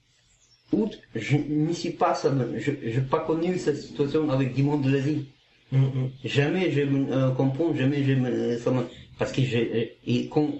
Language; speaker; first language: French; non-native, learner; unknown